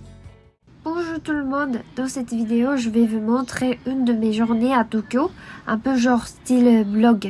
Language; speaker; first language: French; non-native, fluent; Japanese